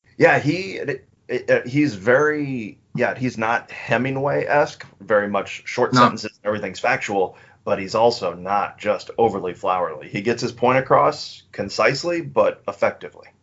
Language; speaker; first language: English; native; English